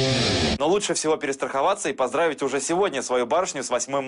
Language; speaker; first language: Russian; native; Russian